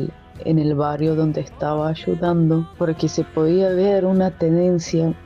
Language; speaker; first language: Spanish; non-native, fluent; German